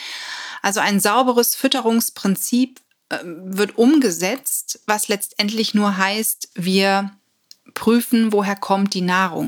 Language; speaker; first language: German; native; German